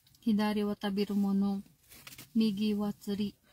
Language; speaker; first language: Japanese; non-native, local second language; Filipino